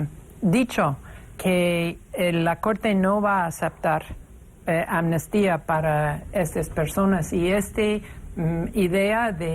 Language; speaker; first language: Spanish; non-native, fluent; English